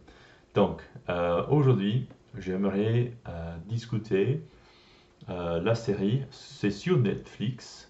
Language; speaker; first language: French; non-native, learner; English